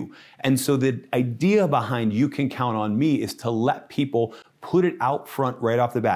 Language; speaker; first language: English; native; English